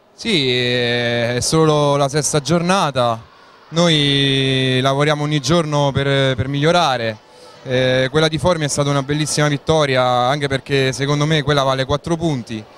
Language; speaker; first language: Italian; native; Italian